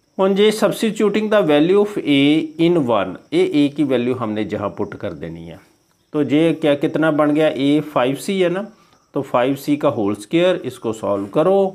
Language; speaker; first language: Hindi; non-native, local second language; Punjabi